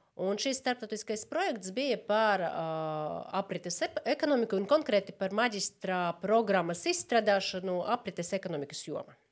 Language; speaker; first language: Latvian; non-native, local second language; Russian